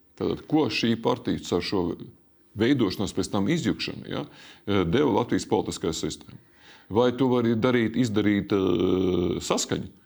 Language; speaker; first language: Latvian; native; Latvian